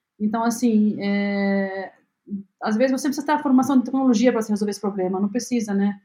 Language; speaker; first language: Portuguese; non-native, fluent; Arabic